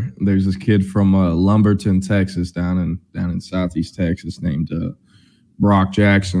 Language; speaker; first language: English; native; English